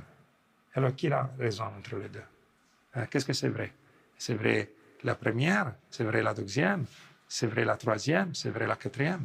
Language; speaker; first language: French; non-native, fluent; Italian